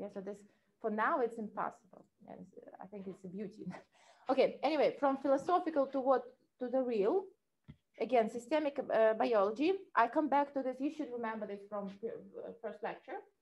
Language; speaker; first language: English; non-native, fluent; Russian